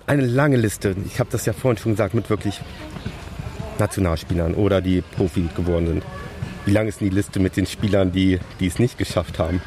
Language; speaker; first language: German; native; German